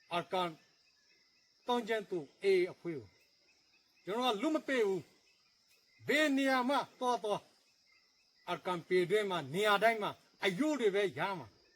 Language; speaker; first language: Burmese; non-native, local second language; Rohingya